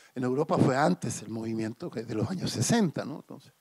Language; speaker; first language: Spanish; native; Spanish